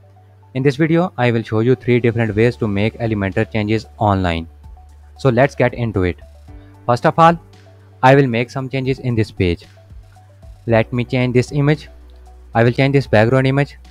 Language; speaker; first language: English; non-native, fluent; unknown